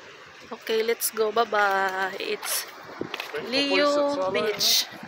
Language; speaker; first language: English; non-native, local second language; Filipino